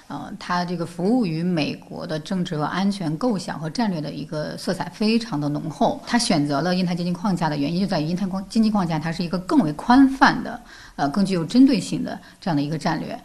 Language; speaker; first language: Chinese; native; Chinese